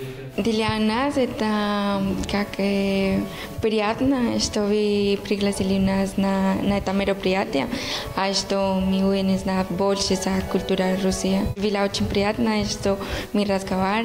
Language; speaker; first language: Russian; non-native, learner; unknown